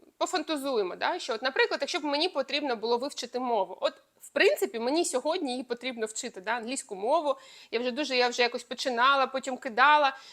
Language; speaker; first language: Ukrainian; non-native, local second language; Russian